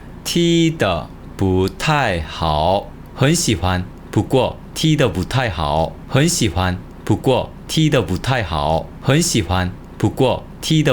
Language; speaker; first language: Chinese; non-native, fluent; Korean